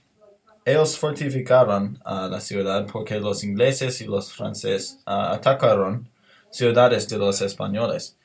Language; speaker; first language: Spanish; non-native, learner; English